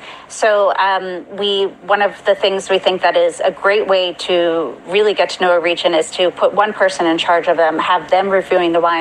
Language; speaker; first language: English; native; English